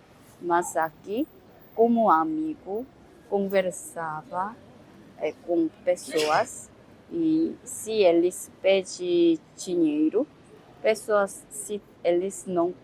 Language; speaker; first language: Portuguese; non-native, learner; Korean